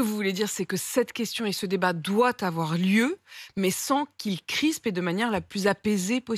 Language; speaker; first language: French; native; French